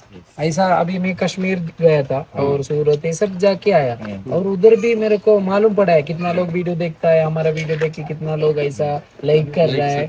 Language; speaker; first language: Hindi; non-native, fluent; Malayalam